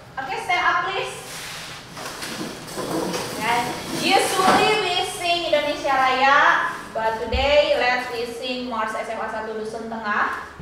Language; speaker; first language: English; non-native, learner; Indonesian